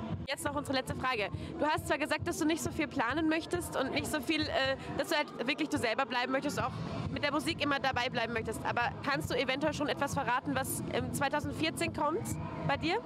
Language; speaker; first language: German; native; German